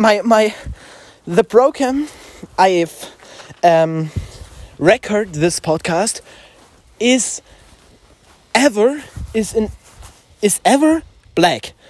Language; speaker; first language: English; non-native, learner; German